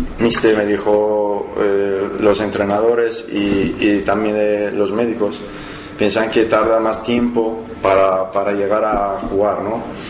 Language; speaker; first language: Spanish; non-native, learner; Persian